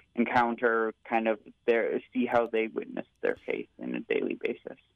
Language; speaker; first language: English; native; English